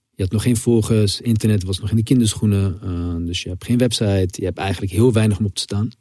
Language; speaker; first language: Dutch; native; Dutch